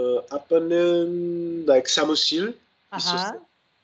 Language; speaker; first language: Korean; non-native, learner; English